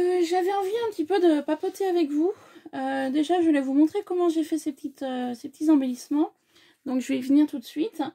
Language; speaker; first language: French; native; French